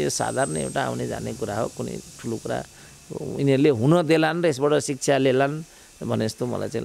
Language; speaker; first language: Nepali; native; Nepali